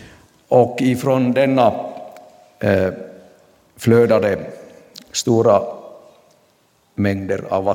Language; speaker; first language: Swedish; non-native, local second language; Finnish